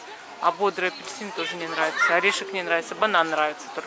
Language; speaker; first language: Russian; native; Russian